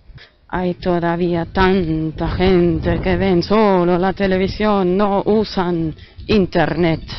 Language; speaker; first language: Spanish; non-native, fluent; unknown